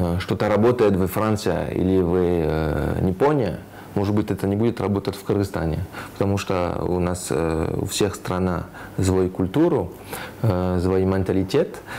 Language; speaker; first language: Russian; non-native, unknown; French